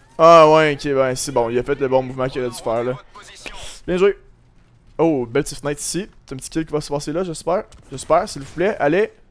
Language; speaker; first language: French; native; French